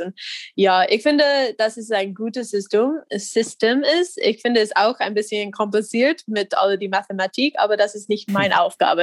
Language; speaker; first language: German; non-native, learner; English